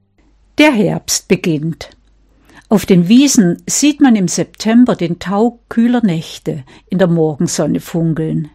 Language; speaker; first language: German; native; German